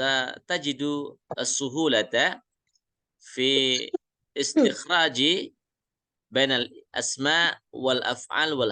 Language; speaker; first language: Arabic; non-native, fluent; Indonesian